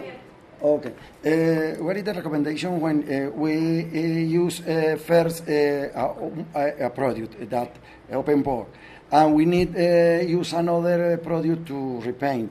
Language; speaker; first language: English; non-native, learner; Spanish